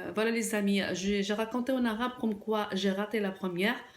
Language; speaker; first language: French; non-native, local second language; Arabic